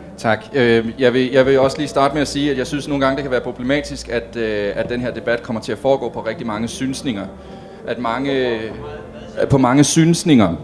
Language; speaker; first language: Danish; native; Danish